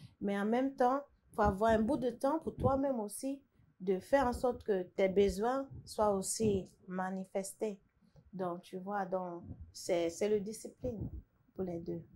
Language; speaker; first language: French; non-native, fluent; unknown